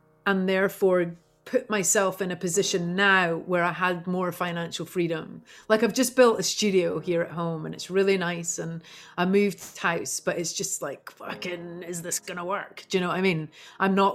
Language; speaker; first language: English; native; English